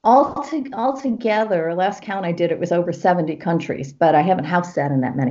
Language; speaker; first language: English; native; English